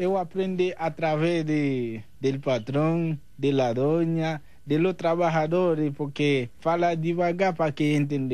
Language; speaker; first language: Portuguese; non-native, learner; Haitian Creole